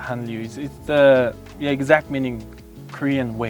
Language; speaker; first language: English; non-native, fluent; Korean